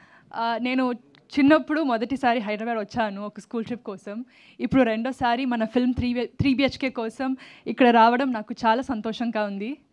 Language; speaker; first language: Telugu; non-native, learner; Tamil